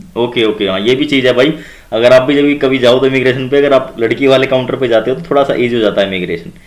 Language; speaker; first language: Hindi; native; Hindi